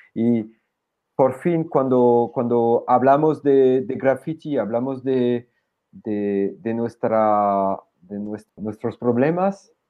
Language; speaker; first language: Spanish; non-native, fluent; French